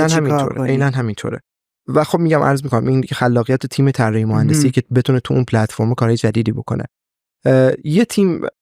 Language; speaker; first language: Persian; native; Persian